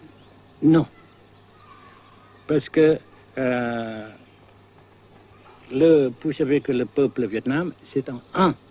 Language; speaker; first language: French; non-native, local second language; Vietnamese